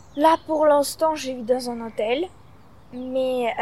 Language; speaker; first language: French; early bilingual, other home language; Russian